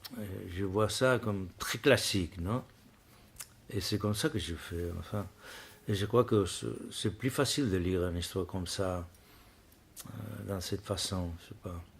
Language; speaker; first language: French; non-native, learner; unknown